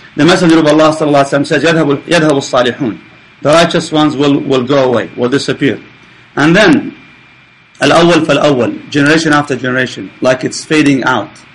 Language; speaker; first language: English; non-native, fluent; Arabic